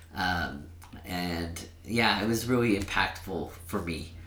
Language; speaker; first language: English; early bilingual, other home language; Spanish